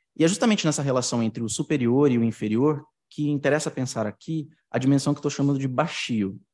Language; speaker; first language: Portuguese; native; Portuguese